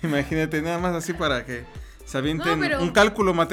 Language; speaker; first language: Spanish; native; Spanish